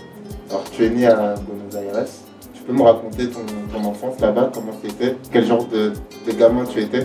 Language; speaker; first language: French; native; French